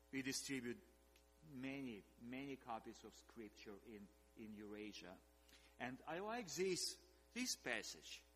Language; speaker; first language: English; non-native, fluent; Russian